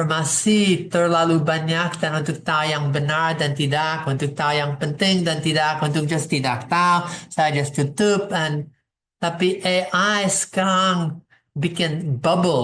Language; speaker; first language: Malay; non-native, fluent; English